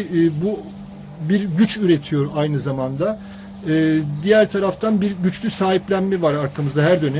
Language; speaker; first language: Turkish; native; Turkish